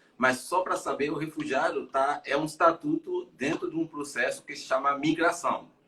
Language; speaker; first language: Portuguese; non-native, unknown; Haitian Creole